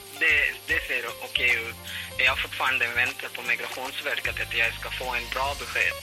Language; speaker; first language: Swedish; non-native, fluent; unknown